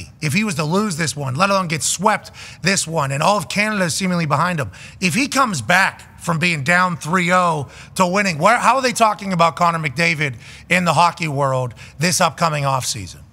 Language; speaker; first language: English; native; English